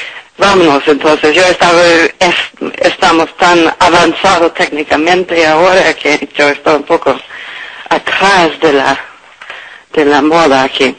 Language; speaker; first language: Spanish; non-native, learner; English